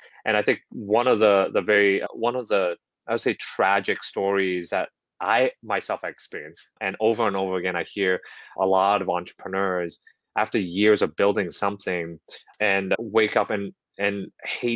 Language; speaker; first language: English; non-native, local second language; Cantonese